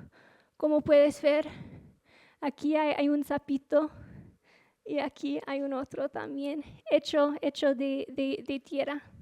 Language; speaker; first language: Spanish; non-native, fluent; English